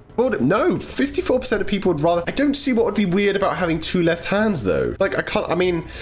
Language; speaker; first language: English; native; English